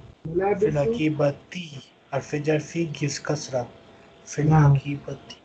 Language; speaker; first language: Arabic; non-native, fluent; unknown